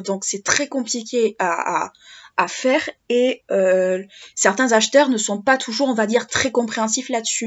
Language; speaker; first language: French; native; French